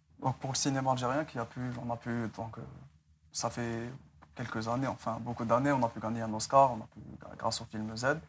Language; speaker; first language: French; non-native, local second language; Arabic